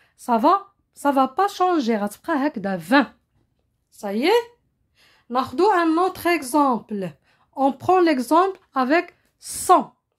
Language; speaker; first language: French; non-native, local second language; Arabic